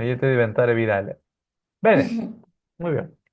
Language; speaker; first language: Italian; non-native, fluent; Spanish